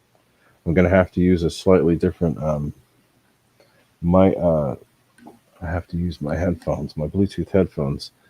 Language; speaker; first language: English; native; English